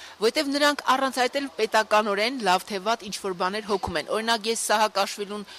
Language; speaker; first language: Armenian; native; Armenian